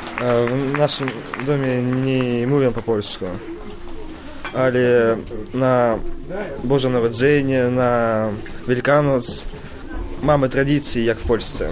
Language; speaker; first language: Polish; non-native, fluent; Russian